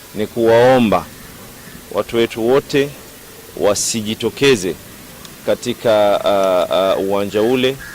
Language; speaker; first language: Swahili; native; Swahili